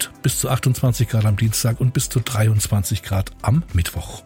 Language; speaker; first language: German; native; German